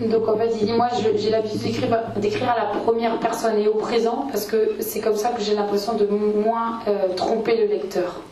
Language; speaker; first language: French; native; French